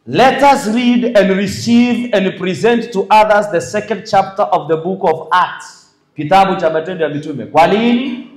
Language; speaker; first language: English; non-native, local second language; Swahili